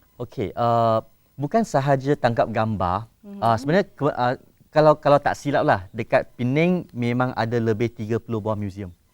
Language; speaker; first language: Malay; non-native, local second language; Chinese